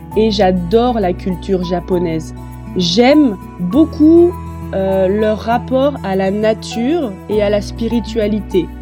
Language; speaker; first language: French; native; French